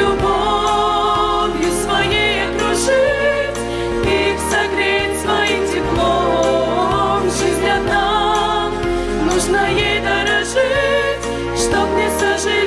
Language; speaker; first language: Russian; native; Russian